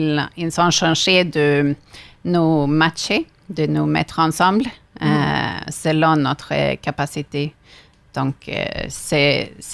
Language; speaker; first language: French; non-native, fluent; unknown